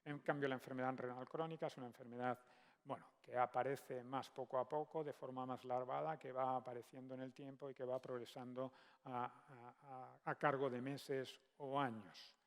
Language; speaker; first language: Spanish; native; Spanish